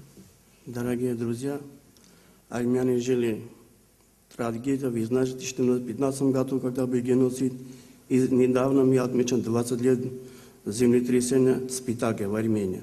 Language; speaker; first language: Russian; non-native, learner; Armenian